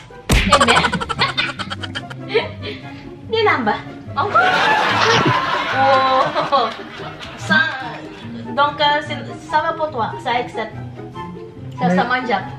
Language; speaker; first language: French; non-native, learner; Indonesian